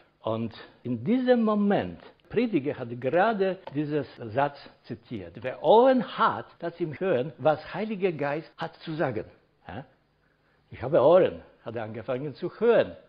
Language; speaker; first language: German; non-native, fluent; Polish